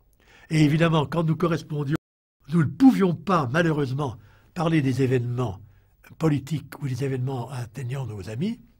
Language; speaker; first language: French; native; French